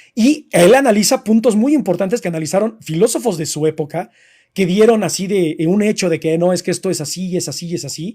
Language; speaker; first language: Spanish; native; Spanish